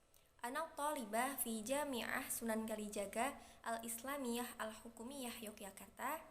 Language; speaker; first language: Arabic; non-native, learner; Indonesian